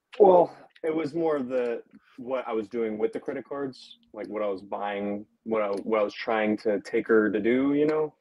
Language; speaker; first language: English; native; English